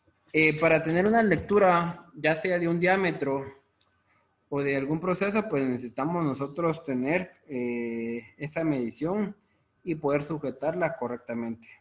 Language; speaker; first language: Spanish; native; Spanish